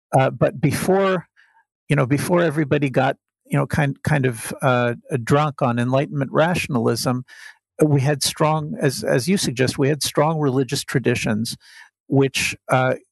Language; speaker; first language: English; native; English